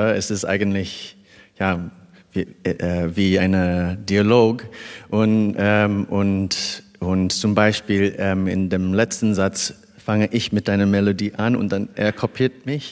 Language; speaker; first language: German; non-native, fluent; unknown